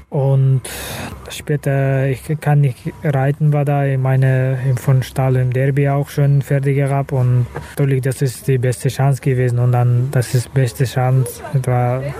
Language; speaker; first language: German; non-native, fluent; Russian